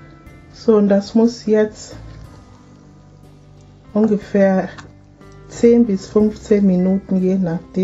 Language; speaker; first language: German; non-native, fluent; Akan